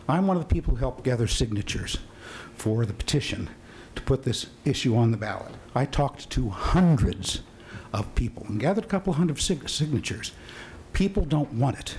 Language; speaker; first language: English; native; English